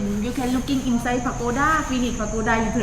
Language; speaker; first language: English; non-native, learner; Thai